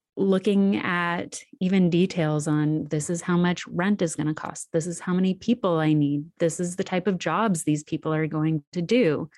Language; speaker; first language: English; native; English